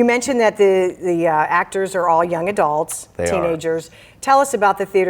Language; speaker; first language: English; native; English